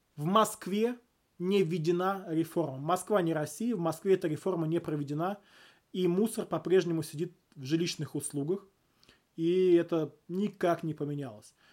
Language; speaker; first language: Russian; native; Russian